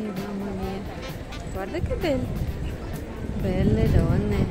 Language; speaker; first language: Italian; non-native, learner; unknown